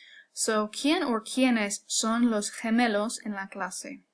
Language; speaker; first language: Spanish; non-native, fluent; English